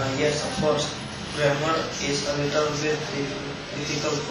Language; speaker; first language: English; non-native, learner; Indonesian